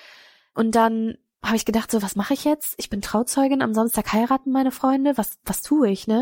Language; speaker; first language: German; native; German